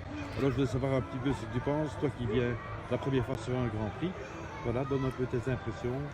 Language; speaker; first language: French; native; French